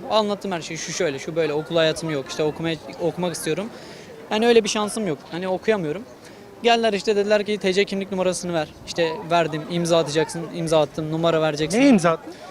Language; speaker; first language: Turkish; non-native, local second language; Kurdish